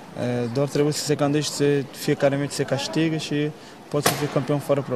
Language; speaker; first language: Romanian; non-native, learner; Portuguese